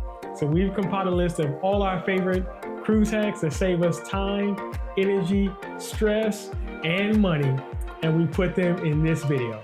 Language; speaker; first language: English; native; English